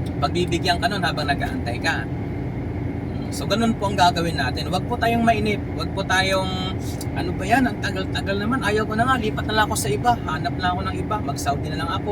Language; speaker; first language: Filipino; non-native, local second language; Cebuano